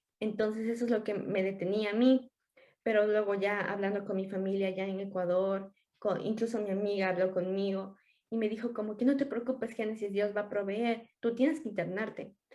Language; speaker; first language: Spanish; native; Spanish